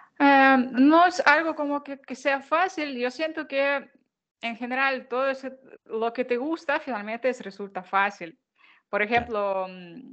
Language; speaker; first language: Spanish; non-native, fluent; Ukrainian